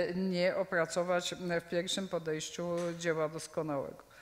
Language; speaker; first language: Polish; native; Polish